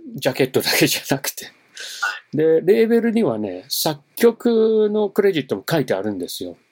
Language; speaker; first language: Japanese; non-native, fluent; English